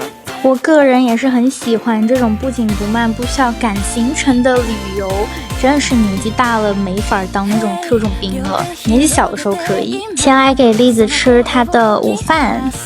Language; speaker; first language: Chinese; native; Chinese